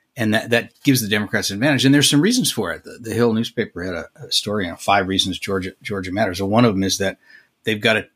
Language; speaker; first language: English; native; English